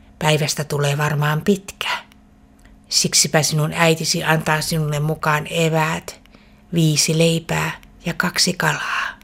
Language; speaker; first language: Finnish; native; Finnish